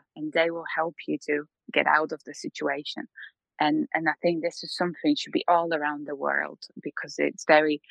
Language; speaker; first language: English; non-native, fluent; Polish